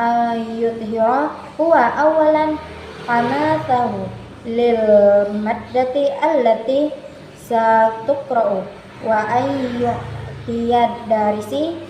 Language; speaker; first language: Arabic; non-native, learner; Indonesian